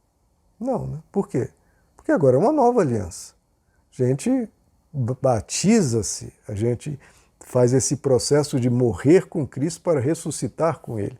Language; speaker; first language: Portuguese; native; Portuguese